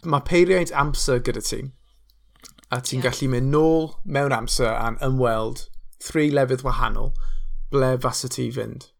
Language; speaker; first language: Welsh; non-native, local second language; English